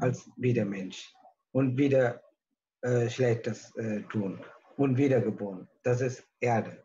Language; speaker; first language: German; non-native, learner; Tamil